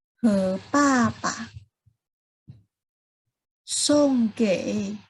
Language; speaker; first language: Chinese; non-native, fluent; Thai